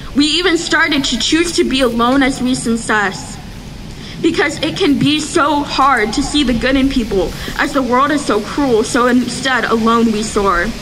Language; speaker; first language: English; native; English